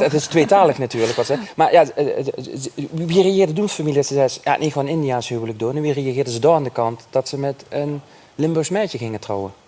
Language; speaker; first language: Dutch; native; Dutch